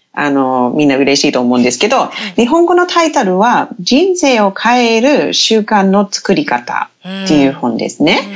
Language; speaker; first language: Japanese; non-native, fluent; English